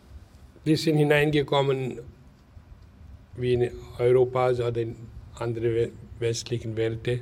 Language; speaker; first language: German; non-native, learner; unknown